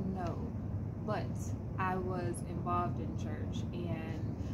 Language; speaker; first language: English; native; English